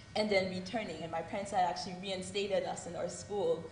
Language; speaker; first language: English; early bilingual, other home language; Haitian Creole